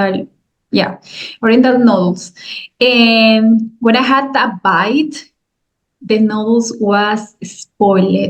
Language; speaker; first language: English; non-native, learner; Spanish